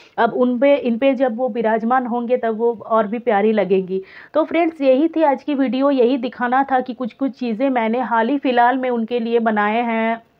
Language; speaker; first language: Hindi; non-native, local second language; Bangla